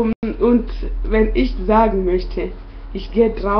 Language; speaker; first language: German; non-native, fluent; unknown